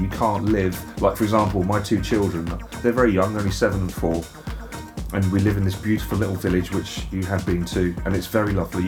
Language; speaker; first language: English; native; English